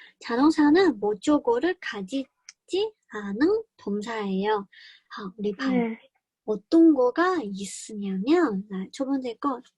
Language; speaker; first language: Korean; non-native, fluent; Chinese